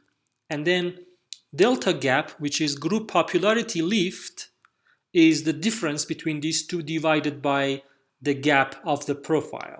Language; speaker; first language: English; non-native, fluent; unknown